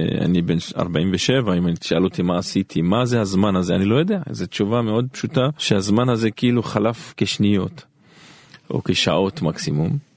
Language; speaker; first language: Hebrew; non-native, local second language; Arabic